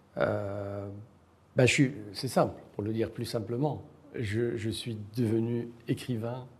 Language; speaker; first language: French; non-native, local second language; Arabic